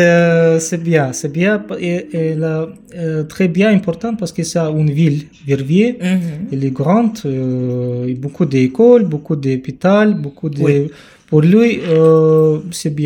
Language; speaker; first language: French; non-native, learner; Romanian